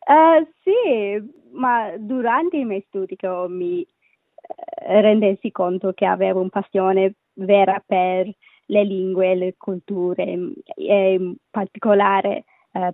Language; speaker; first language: Italian; non-native, learner; Sinhala